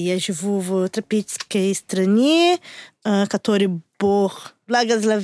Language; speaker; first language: Russian; non-native, learner; Portuguese